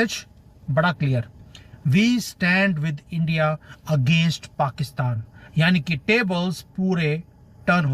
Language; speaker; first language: Hindi; native; Hindi